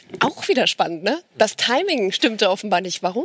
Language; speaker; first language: German; native; German